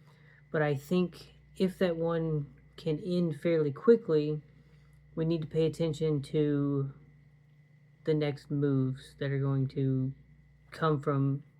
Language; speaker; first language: English; native; English